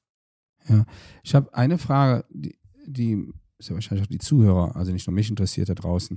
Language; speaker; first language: German; native; German